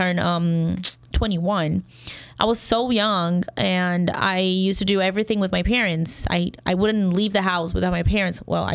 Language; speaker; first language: English; non-native, fluent; Portuguese